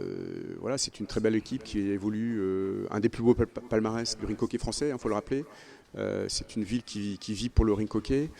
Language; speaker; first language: French; native; French